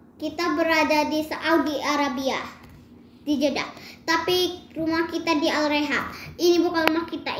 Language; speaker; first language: Indonesian; early bilingual, heritage; Indonesian